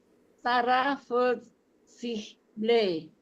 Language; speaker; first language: Dutch; non-native, learner; Indonesian